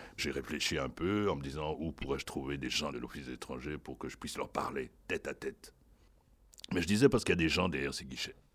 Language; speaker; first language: French; non-native, local second language; Lingala